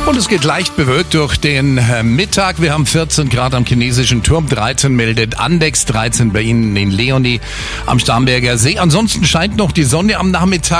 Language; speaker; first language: German; native; German